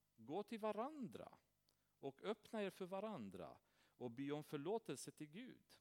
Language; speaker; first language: Swedish; non-native, fluent; Romanian